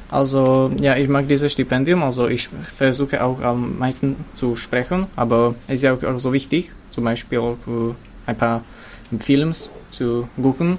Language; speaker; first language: German; non-native, learner; Slovak